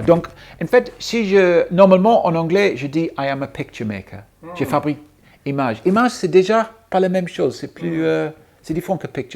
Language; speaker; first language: French; non-native, fluent; English